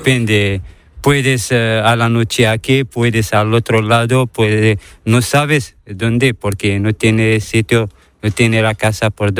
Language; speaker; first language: Spanish; non-native, learner; Arabic